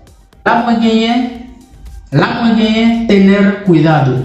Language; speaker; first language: Spanish; non-native, learner; Haitian Creole